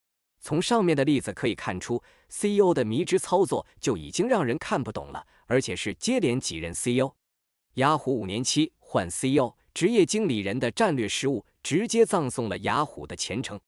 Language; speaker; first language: Chinese; native; Chinese